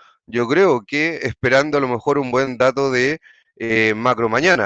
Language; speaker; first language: Spanish; native; Spanish